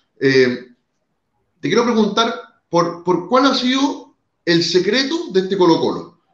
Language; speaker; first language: Spanish; native; Spanish